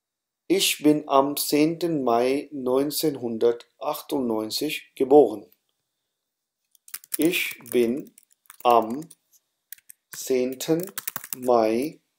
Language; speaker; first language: German; non-native, fluent; Urdu